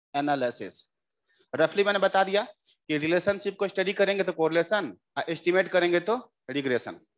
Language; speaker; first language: Hindi; native; Hindi